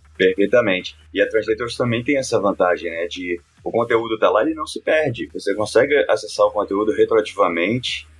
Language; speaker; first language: Portuguese; native; Portuguese